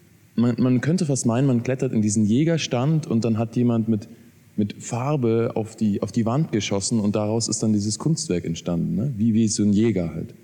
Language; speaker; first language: German; native; German